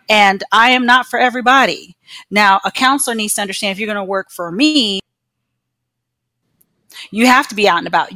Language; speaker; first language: English; native; English